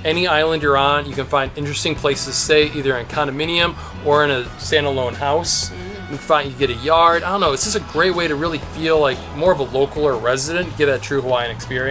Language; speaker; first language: English; native; English